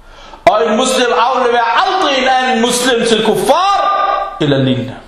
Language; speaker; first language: Danish; early bilingual, other home language; Arabic